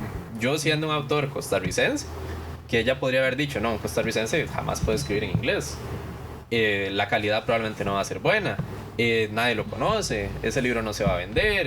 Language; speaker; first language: Spanish; native; Spanish